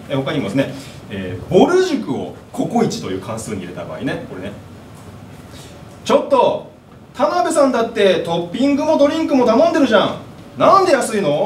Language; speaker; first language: Japanese; native; Japanese